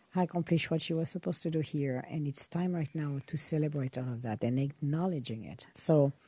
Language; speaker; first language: English; non-native, fluent; Italian